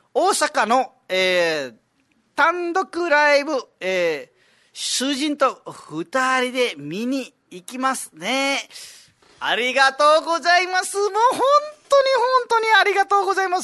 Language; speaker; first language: Japanese; native; Japanese